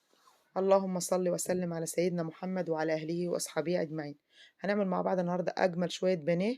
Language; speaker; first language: Arabic; native; Arabic